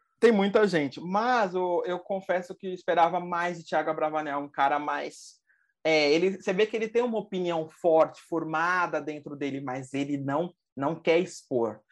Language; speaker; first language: Portuguese; native; Portuguese